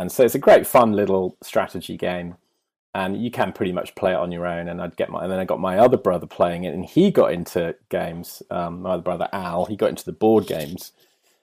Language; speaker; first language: English; native; English